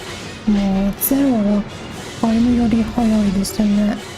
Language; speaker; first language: Japanese; non-native, learner; English